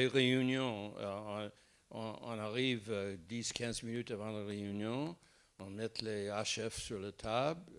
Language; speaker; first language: French; non-native, fluent; English